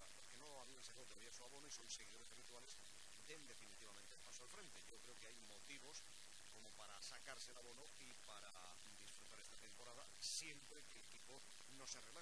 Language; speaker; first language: Spanish; native; Spanish